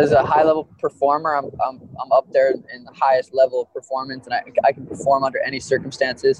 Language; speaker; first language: English; native; English